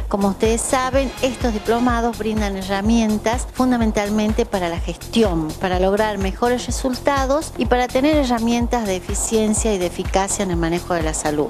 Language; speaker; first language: Spanish; native; Spanish